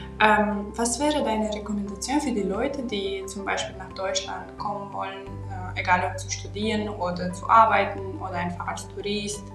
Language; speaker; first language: German; non-native, fluent; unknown